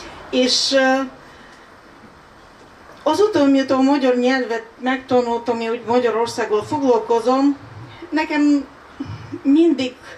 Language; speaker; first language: Hungarian; non-native, fluent; Ukrainian